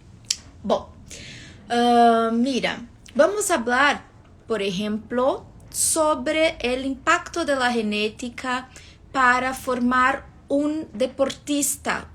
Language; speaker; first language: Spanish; non-native, fluent; Portuguese